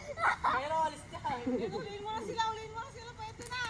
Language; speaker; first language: Filipino; non-native, local second language; Cebuano